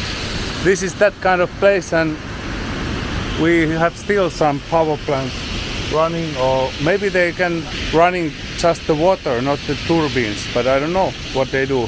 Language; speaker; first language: English; non-native, learner; Finnish